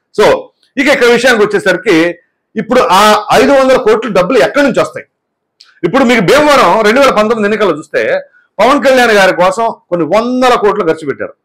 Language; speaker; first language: Telugu; native; Telugu